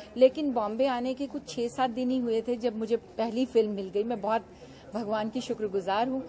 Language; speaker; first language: Hindi; non-native, local second language; Punjabi